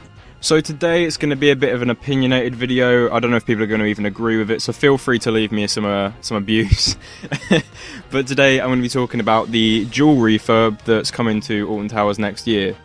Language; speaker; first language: English; native; English